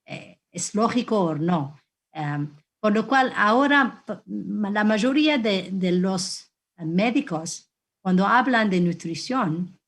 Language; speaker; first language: Spanish; non-native, fluent; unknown